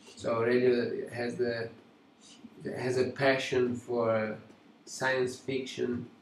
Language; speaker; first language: English; non-native, fluent; Italian